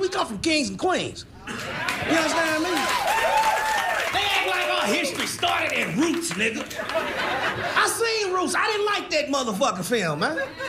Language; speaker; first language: English; native; English